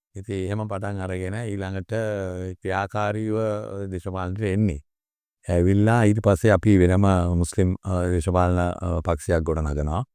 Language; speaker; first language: Sinhala; non-native, local second language; Tamil